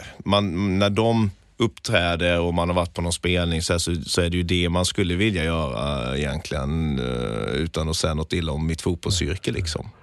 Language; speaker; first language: Swedish; native; Swedish